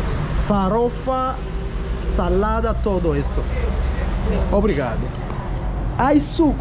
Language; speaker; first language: Portuguese; non-native, learner; Swahili